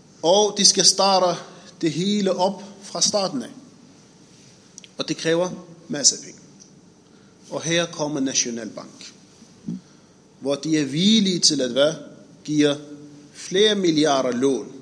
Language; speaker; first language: Danish; non-native, fluent; Arabic